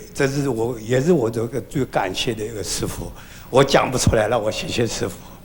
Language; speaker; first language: Chinese; early bilingual, heritage; Chinese